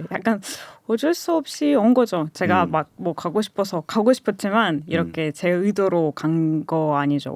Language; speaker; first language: Korean; non-native, fluent; Russian